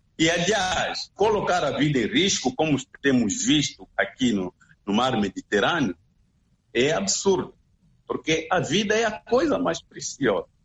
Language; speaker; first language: Portuguese; native; Portuguese